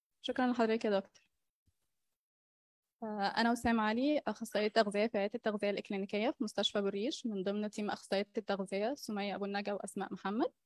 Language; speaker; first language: Arabic; native; Arabic